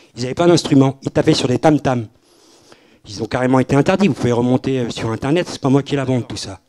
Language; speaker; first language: French; native; French